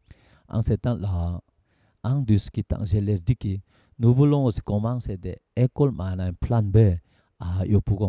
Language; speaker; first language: French; non-native, learner; Korean